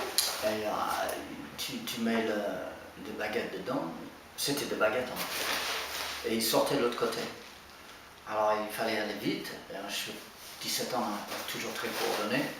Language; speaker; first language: French; non-native, fluent; English